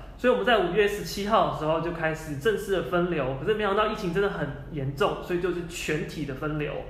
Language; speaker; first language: Chinese; native; Chinese